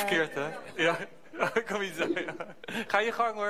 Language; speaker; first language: Dutch; native; Dutch